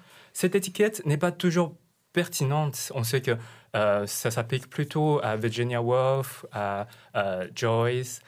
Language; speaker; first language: French; non-native, fluent; Chinese